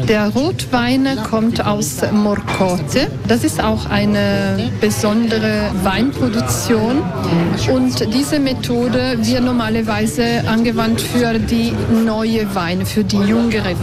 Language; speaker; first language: German; non-native, local second language; Italian